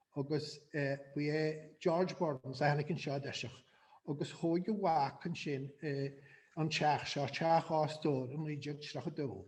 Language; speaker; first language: Irish; native; Irish